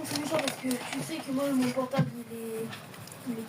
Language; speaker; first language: French; native; French